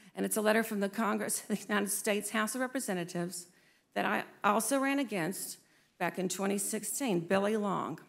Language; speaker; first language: English; native; English